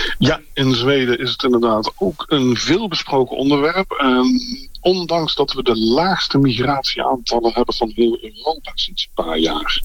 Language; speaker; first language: Dutch; native; Dutch